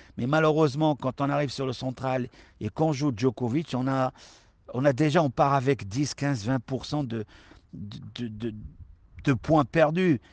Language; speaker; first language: French; non-native, local second language; Arabic